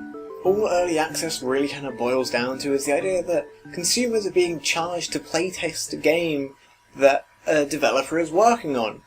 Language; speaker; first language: English; native; English